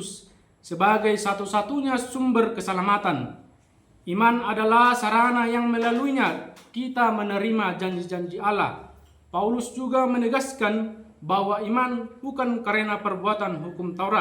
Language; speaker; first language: Indonesian; native; Indonesian